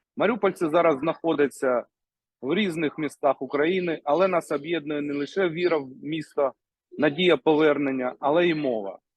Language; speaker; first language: Ukrainian; native; Ukrainian